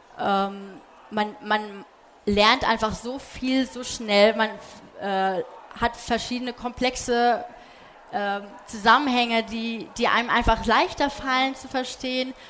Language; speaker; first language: German; early bilingual, other home language; Polish